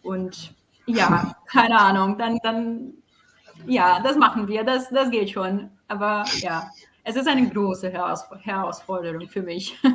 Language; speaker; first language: German; non-native, fluent; Portuguese